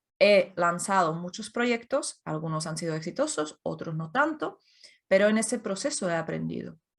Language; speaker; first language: Spanish; non-native, fluent; Czech